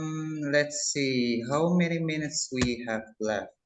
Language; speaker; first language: English; non-native, local second language; Indonesian